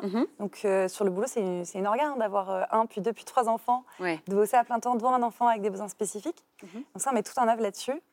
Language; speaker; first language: French; native; French